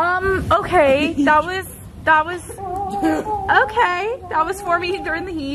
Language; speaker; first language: English; native; English